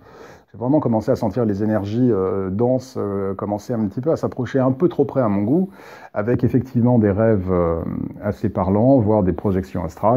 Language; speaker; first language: French; native; French